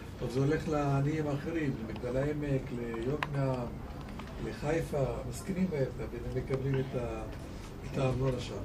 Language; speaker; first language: Hebrew; non-native, local second language; Arabic